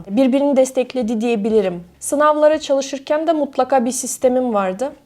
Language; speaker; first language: Turkish; non-native, fluent; Russian